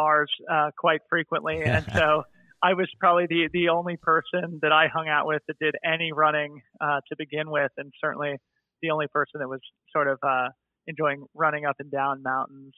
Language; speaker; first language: English; native; English